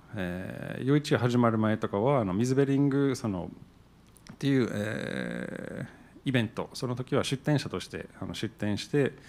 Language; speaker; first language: Japanese; non-native, fluent; English